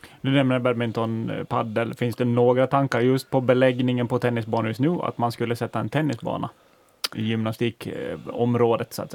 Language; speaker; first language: Swedish; native; Swedish